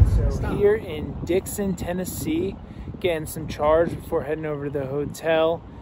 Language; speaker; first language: English; native; English